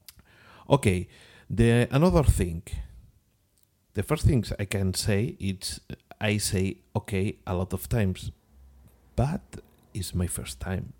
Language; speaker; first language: English; non-native, learner; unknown